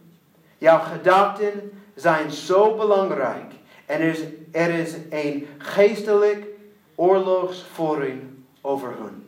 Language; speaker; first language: Dutch; non-native, learner; English